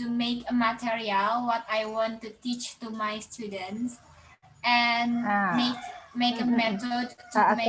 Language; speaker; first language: English; non-native, learner; Indonesian